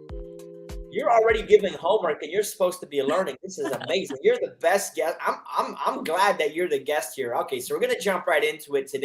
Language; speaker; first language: English; native; English